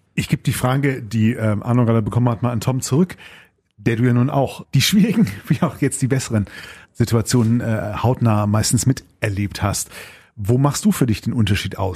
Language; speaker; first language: German; native; German